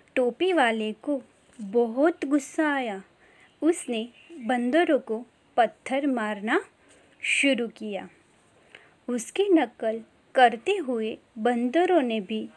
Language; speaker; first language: Hindi; non-native, local second language; Gujarati